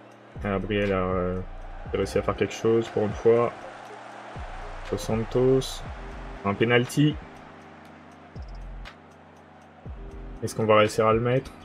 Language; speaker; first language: French; native; French